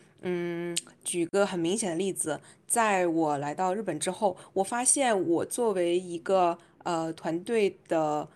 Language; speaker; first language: Chinese; native; Chinese